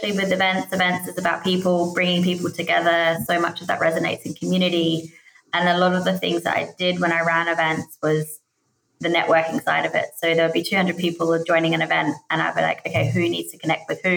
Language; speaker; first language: English; native; English